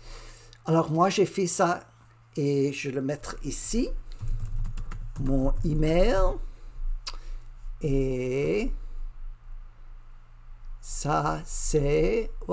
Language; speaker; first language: French; non-native, learner; English